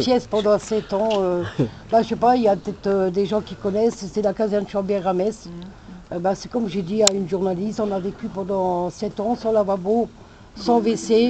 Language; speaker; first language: French; native; French